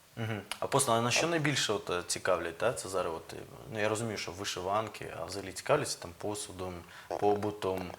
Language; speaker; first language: Ukrainian; native; Ukrainian